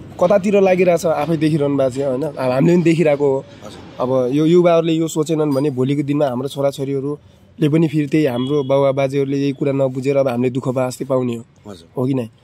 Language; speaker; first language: Nepali; native; Nepali